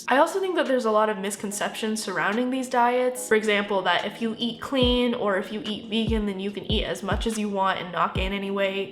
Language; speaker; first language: English; native; English